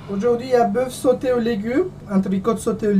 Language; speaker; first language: French; non-native, learner; Turkish